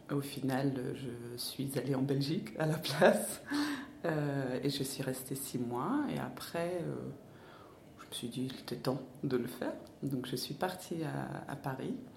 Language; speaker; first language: French; non-native, fluent; Danish